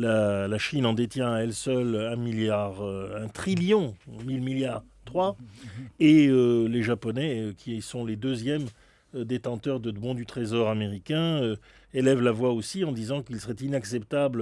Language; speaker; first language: French; native; French